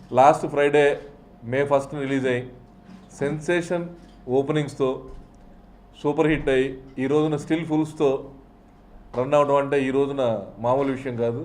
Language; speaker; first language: Telugu; native; Telugu